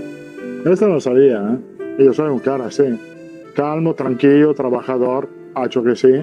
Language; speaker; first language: Portuguese; non-native, learner; Italian